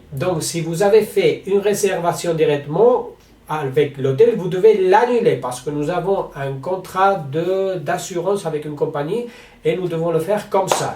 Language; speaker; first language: French; non-native, learner; Spanish